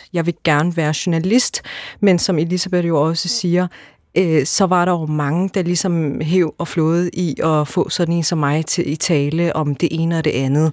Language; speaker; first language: Danish; early bilingual, other home language; Arabic